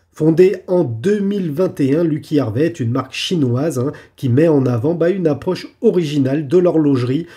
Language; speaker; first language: French; native; French